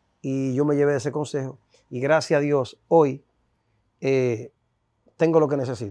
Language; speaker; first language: Spanish; native; Spanish